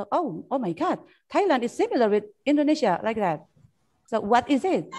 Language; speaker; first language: English; non-native, fluent; Indonesian